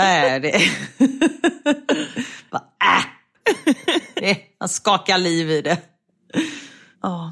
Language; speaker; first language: Swedish; native; Swedish